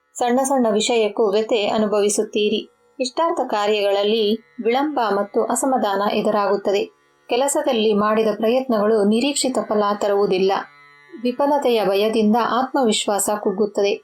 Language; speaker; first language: Kannada; native; Kannada